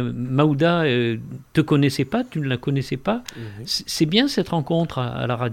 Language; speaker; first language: French; native; French